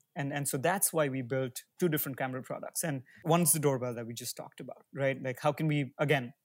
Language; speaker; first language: English; non-native, local second language; Hindi